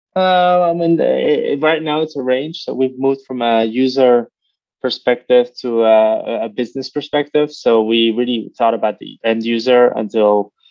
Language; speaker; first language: English; native; English